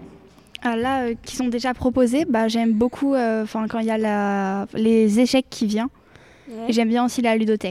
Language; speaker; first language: French; native; French